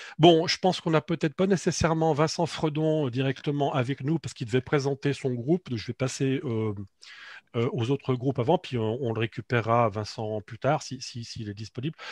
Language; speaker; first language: French; native; French